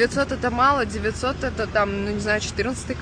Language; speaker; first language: Russian; native; Russian